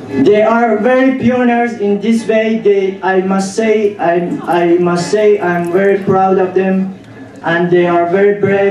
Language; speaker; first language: English; non-native, learner; Pashto